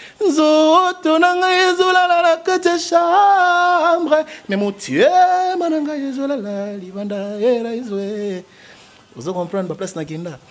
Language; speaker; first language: Lingala; native; Lingala